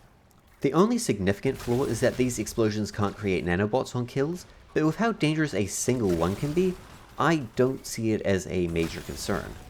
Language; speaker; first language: English; native; English